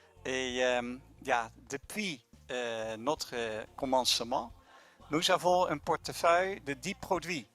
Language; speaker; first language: French; non-native, fluent; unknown